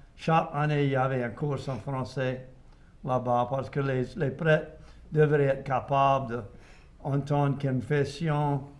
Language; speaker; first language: French; non-native, local second language; English